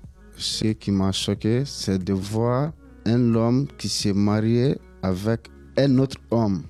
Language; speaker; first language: French; non-native, local second language; Mandingo